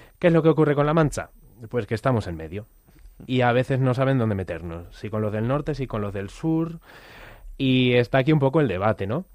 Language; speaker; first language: Spanish; native; Spanish